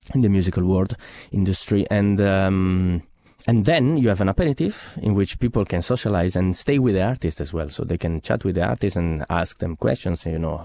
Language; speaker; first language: English; non-native, fluent; Italian